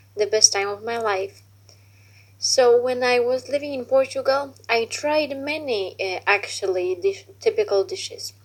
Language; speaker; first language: English; non-native, fluent; Polish